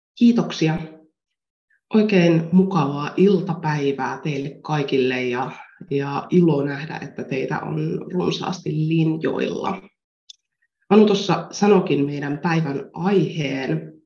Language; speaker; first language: Finnish; native; Finnish